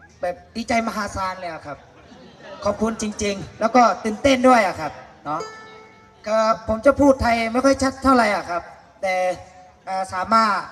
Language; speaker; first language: Thai; non-native, fluent; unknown